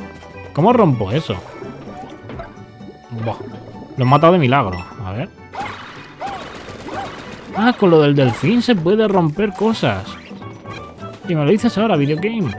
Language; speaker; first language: Spanish; native; Spanish